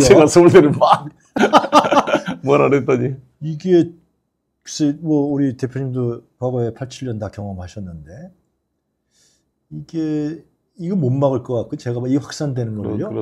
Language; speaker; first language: Korean; native; Korean